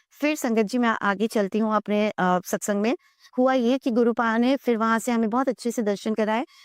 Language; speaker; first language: Hindi; non-native, local second language; Bangla